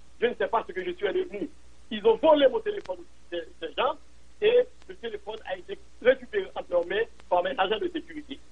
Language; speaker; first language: French; non-native, local second language; Haitian Creole